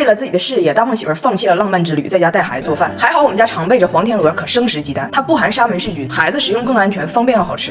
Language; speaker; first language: Chinese; native; Chinese